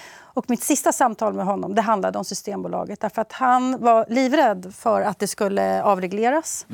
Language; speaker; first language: Swedish; native; Swedish